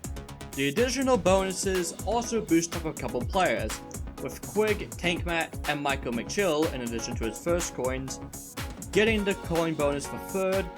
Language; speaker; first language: English; native; English